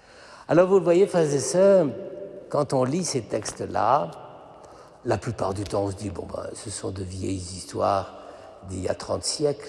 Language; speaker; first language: French; native; French